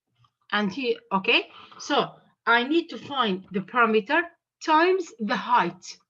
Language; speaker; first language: English; non-native, fluent; Arabic